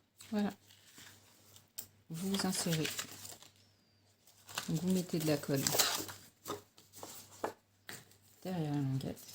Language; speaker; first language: French; native; French